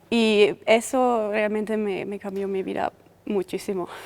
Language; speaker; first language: Spanish; non-native, fluent; German